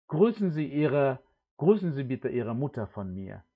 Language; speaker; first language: German; non-native, fluent; Indonesian